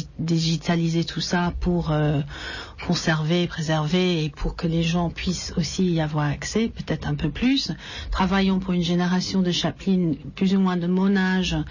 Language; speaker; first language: French; non-native, fluent; English